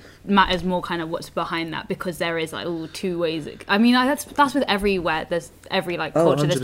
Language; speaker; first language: English; native; English